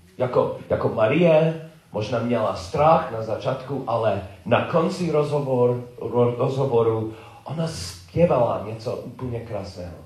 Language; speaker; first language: Czech; non-native, learner; English